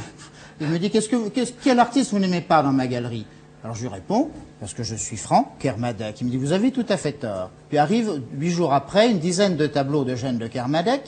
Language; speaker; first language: French; native; French